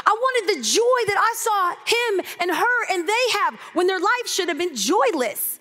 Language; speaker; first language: English; native; English